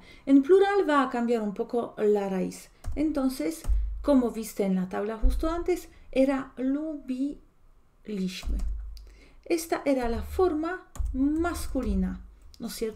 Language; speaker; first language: Spanish; non-native, fluent; Polish